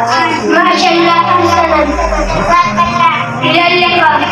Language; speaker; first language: Arabic; non-native, learner; Urdu